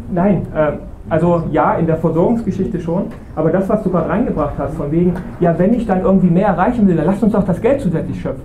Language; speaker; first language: German; native; German